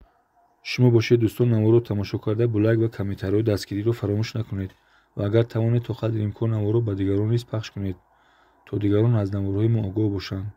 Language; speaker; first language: Tajik; native; Tajik